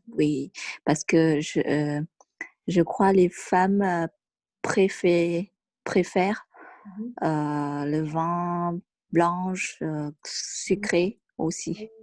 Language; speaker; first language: French; non-native, learner; Vietnamese